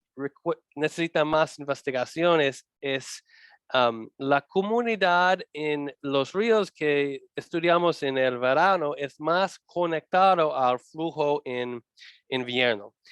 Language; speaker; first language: Spanish; non-native, learner; English